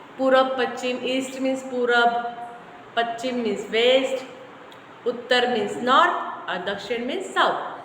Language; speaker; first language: Hindi; non-native, local second language; Marathi